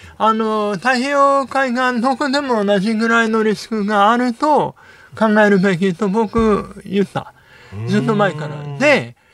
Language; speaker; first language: Japanese; non-native, fluent; English